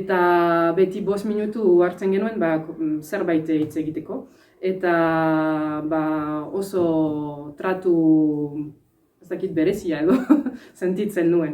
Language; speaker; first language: Basque; non-native, fluent; French